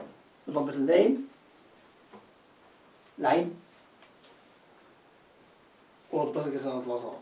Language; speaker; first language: German; native; German